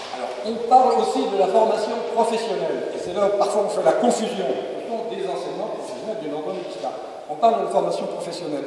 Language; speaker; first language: French; native; French